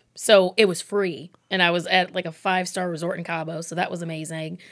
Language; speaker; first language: English; native; English